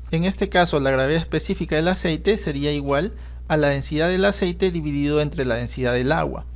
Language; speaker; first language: Spanish; native; Spanish